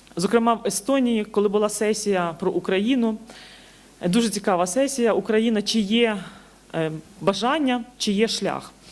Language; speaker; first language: Ukrainian; native; Ukrainian